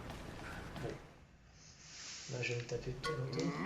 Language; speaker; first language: French; native; French